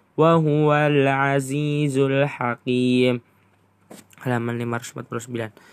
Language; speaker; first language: Arabic; non-native, learner; Indonesian